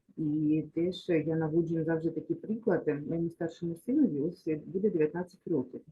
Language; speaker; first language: Ukrainian; non-native, local second language; Russian